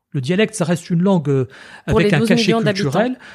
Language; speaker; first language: French; native; French